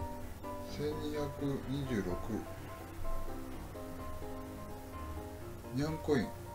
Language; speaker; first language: Japanese; native; Japanese